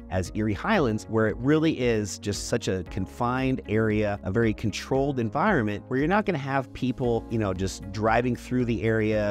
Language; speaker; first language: English; native; English